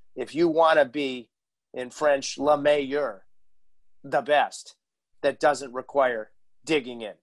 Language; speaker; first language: English; native; English